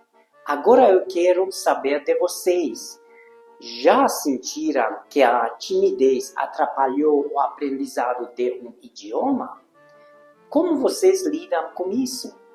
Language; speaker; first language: Portuguese; non-native, fluent; Hungarian